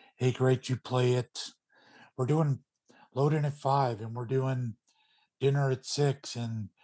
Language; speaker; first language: English; native; English